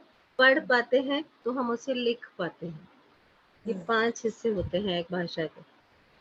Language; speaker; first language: Hindi; native; Hindi